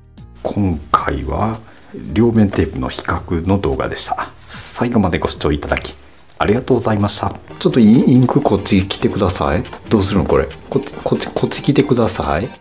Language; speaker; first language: Japanese; native; Japanese